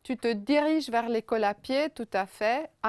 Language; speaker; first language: French; non-native, fluent; Romanian